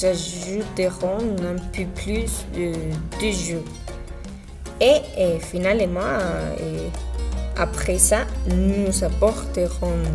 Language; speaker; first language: French; non-native, learner; Spanish